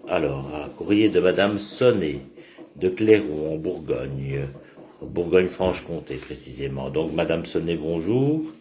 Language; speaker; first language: French; native; French